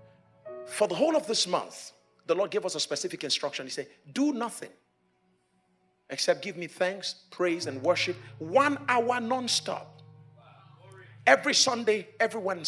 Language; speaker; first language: English; non-native, local second language; Yoruba